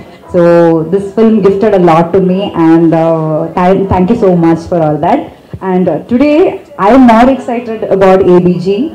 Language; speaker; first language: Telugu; non-native, fluent; Malayalam